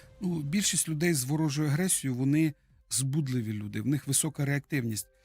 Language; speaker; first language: Ukrainian; native; Ukrainian